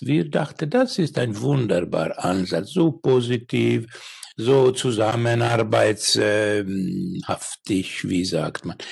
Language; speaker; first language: German; non-native, learner; Finnish